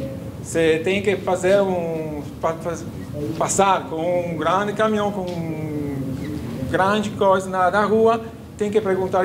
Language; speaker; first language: Portuguese; non-native, fluent; Italian